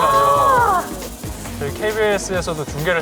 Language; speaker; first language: Korean; native; Korean